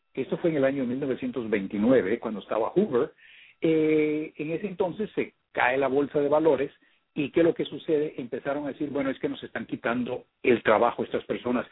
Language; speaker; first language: Spanish; early bilingual, heritage; Spanish